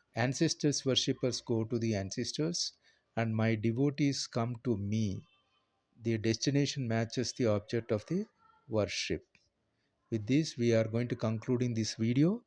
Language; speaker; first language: English; non-native, local second language; Telugu